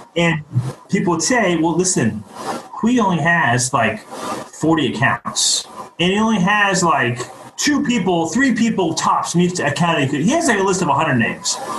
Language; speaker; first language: English; native; English